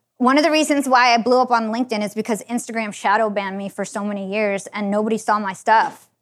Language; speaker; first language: English; native; English